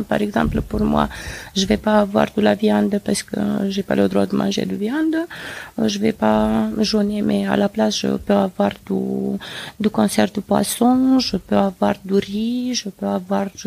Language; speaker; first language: French; non-native, fluent; Romanian